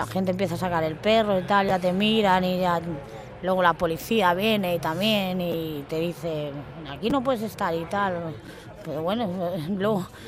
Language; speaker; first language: Spanish; native; Spanish